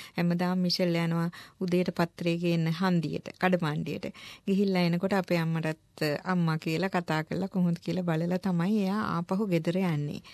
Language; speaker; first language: Sinhala; native; Sinhala